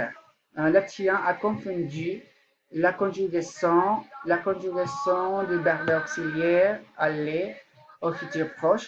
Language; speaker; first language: French; non-native, learner; Spanish